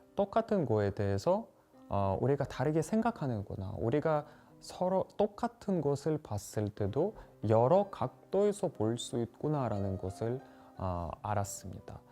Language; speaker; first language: Korean; non-native, fluent; Russian